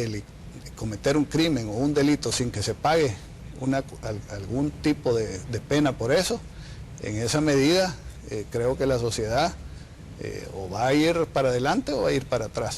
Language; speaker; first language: Spanish; native; Spanish